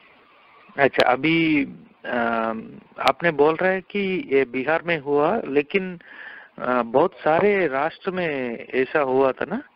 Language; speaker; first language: Hindi; non-native, local second language; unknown